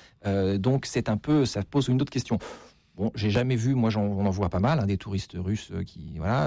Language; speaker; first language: French; native; French